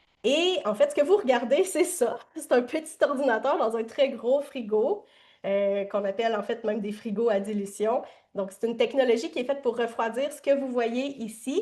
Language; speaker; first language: French; native; French